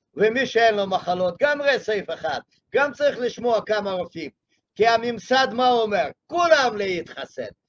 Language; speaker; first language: Hebrew; non-native, fluent; Russian